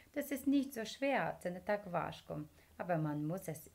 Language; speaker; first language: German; non-native, fluent; Ukrainian